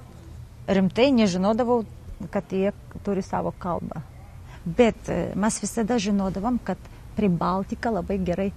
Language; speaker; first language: Lithuanian; non-native, learner; Kazakh